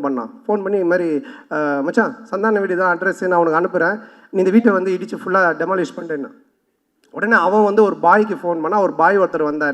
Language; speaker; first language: Tamil; native; Tamil